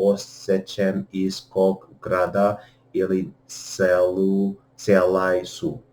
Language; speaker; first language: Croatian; non-native, learner; English